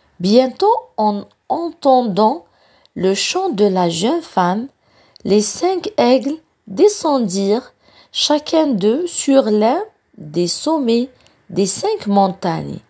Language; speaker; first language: French; non-native, local second language; Arabic